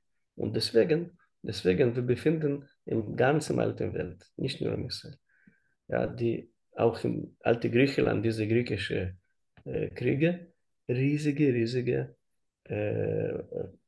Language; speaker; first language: German; non-native, learner; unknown